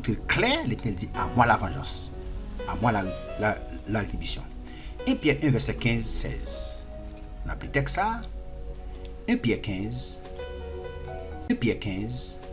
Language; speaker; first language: French; non-native, local second language; Haitian Creole